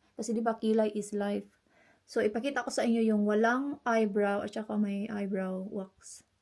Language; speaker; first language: Filipino; non-native, local second language; Cebuano